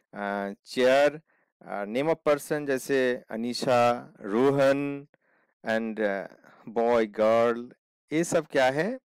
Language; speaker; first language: Hindi; non-native, local second language; Bangla